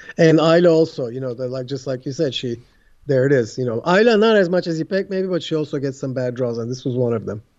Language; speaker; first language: English; non-native, fluent; Turkish